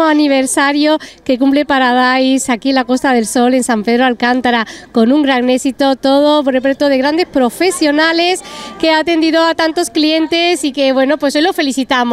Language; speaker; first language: Spanish; native; Spanish